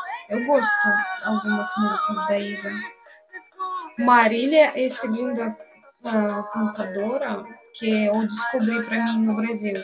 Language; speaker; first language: Portuguese; non-native, learner; Russian